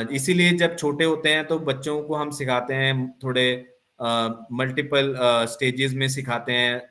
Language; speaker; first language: Hindi; non-native, local second language; Punjabi